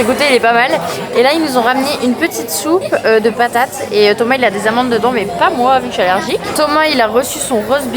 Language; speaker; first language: French; native; French